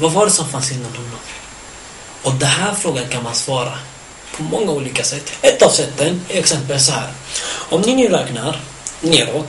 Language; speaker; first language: Swedish; early bilingual, other home language; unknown